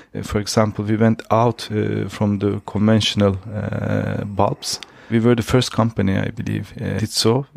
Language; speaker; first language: English; non-native, fluent; Turkish